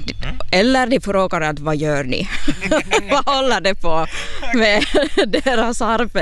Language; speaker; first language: Swedish; non-native, fluent; Finnish